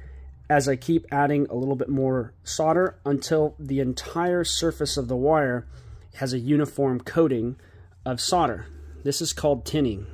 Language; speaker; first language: English; native; English